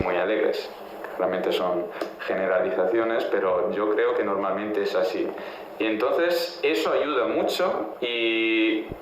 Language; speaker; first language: Spanish; non-native, fluent; Italian